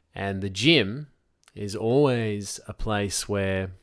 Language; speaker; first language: English; native; English